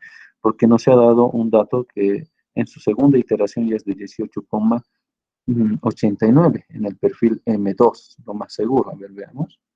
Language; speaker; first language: Spanish; native; Spanish